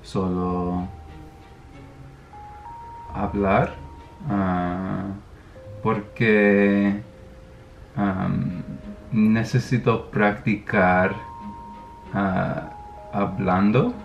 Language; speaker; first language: Spanish; non-native, learner; English